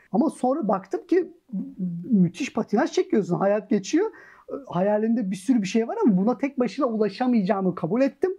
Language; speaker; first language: Turkish; early bilingual, heritage; Turkish